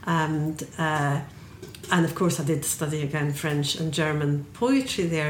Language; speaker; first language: English; native; English